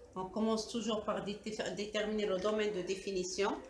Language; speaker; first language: French; non-native, local second language; Arabic